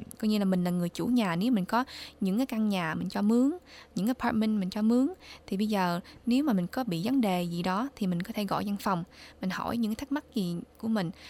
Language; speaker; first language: Vietnamese; early bilingual, heritage; Vietnamese